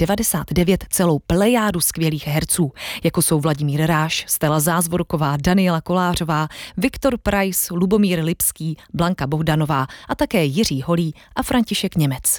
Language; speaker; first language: Czech; native; Czech